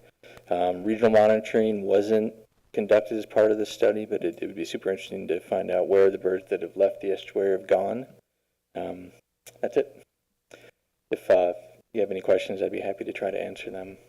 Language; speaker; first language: English; native; English